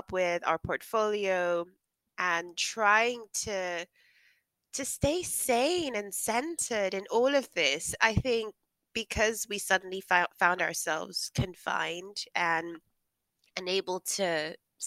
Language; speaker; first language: English; non-native, local second language; Yoruba